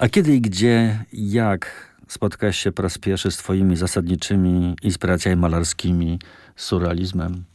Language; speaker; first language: Polish; native; Polish